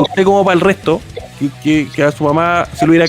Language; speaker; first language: Spanish; native; Spanish